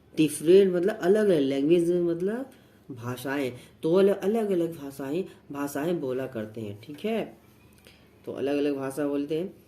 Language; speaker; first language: Hindi; native; Hindi